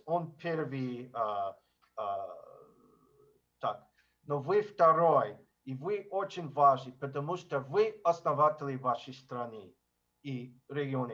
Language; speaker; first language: Russian; non-native, learner; English